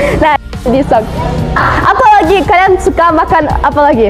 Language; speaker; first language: Indonesian; non-native, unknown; German